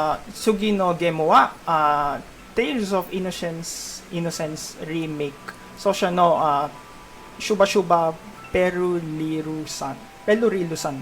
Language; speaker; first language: Japanese; non-native, learner; Filipino